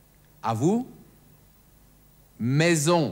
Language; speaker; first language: French; non-native, fluent; German